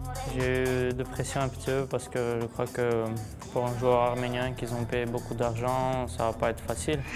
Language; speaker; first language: French; early bilingual, other home language; Armenian